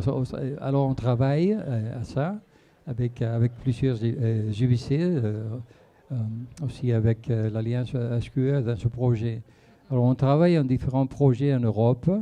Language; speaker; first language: French; non-native, fluent; Spanish